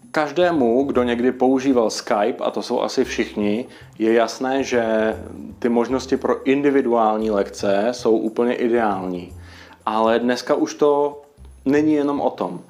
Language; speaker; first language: Czech; native; Czech